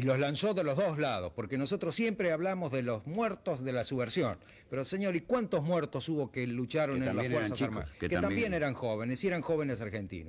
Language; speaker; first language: Spanish; native; Spanish